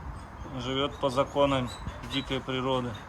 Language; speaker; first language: Russian; native; Russian